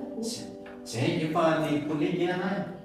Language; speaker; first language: French; non-native, local second language; Malagasy